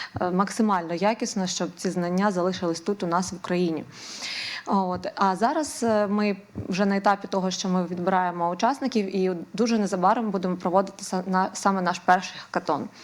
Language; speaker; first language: Ukrainian; native; Ukrainian